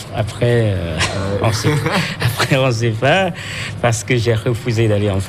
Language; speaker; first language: French; non-native, local second language; Khmer